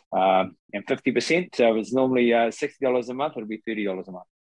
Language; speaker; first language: English; native; English